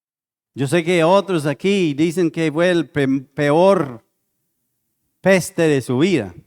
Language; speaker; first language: Spanish; non-native, fluent; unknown